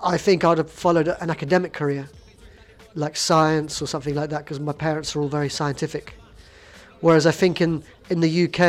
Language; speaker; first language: English; native; English